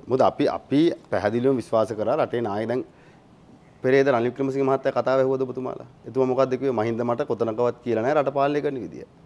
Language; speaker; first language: Sinhala; native; Sinhala